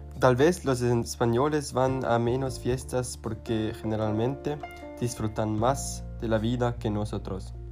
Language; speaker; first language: Spanish; non-native, learner; German